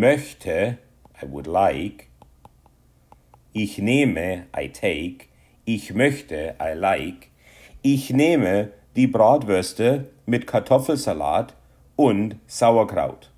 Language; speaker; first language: German; non-native, fluent; English